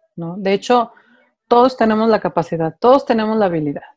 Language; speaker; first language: Spanish; native; Spanish